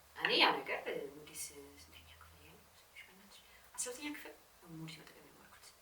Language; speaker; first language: Amharic; non-native, local second language; Sebat Bet Gurage